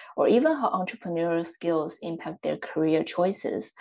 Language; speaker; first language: English; non-native, fluent; Chinese